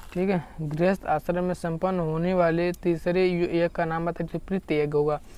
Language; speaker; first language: Hindi; native; Hindi